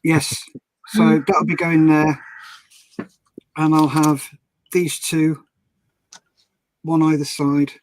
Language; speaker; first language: English; native; English